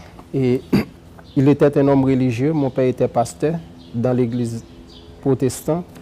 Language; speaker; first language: French; non-native, local second language; Haitian Creole